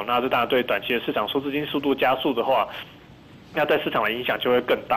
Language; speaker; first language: Chinese; native; Chinese